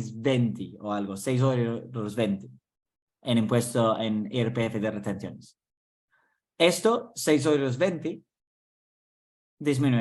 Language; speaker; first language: Spanish; non-native, fluent; English